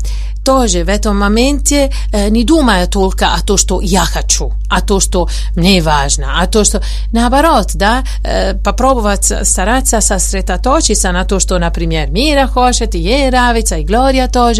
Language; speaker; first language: Russian; non-native, fluent; Italian